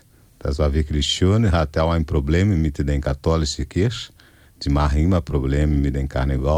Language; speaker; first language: German; non-native, fluent; Portuguese